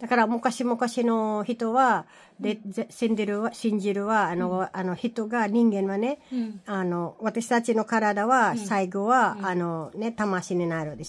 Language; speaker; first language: Japanese; non-native, learner; Filipino